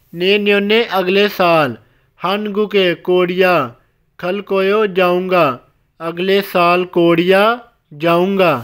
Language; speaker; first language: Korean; non-native, learner; Hindi